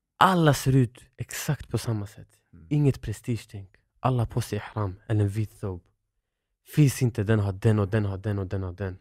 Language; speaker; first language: Swedish; early bilingual, other home language; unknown